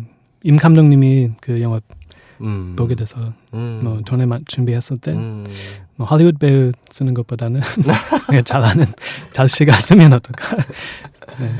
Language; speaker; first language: Korean; non-native, fluent; English